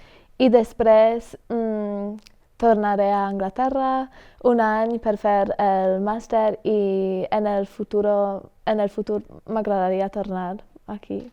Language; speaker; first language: Catalan; non-native, fluent; English